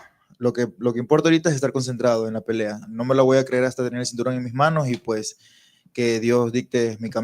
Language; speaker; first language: Spanish; native; Spanish